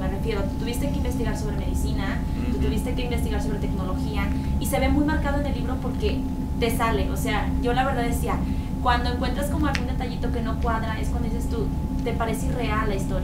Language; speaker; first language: Spanish; native; Spanish